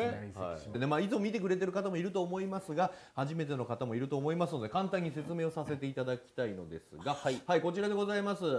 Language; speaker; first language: Japanese; native; Japanese